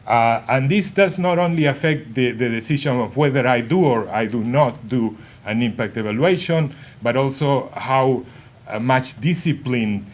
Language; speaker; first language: English; non-native, fluent; Spanish